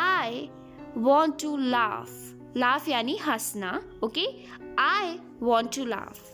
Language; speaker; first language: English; non-native, local second language; Hindi